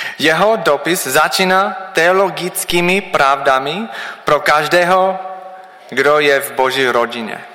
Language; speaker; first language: Czech; non-native, learner; English